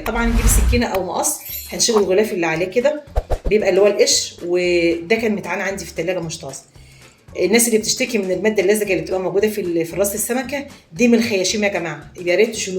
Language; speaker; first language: Arabic; native; Arabic